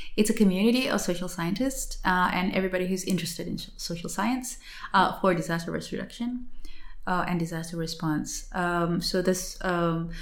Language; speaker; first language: English; non-native, fluent; Indonesian